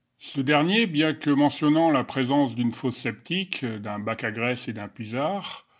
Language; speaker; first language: French; native; French